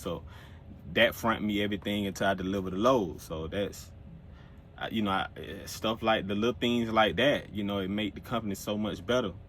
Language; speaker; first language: English; native; English